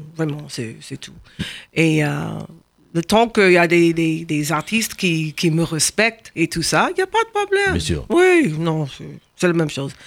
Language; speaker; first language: French; non-native, fluent; English